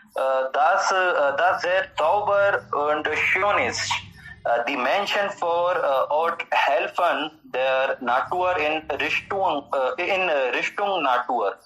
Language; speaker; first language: German; non-native, learner; Hindi